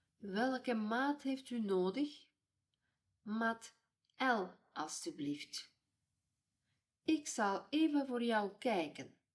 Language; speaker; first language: Dutch; non-native, fluent; Ukrainian